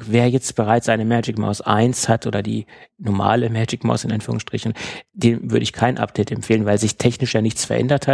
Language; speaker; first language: German; native; German